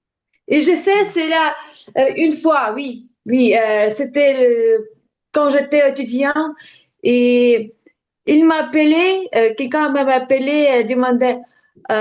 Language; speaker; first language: French; non-native, learner; Ukrainian